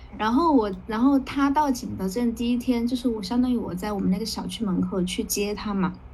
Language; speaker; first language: Chinese; native; Chinese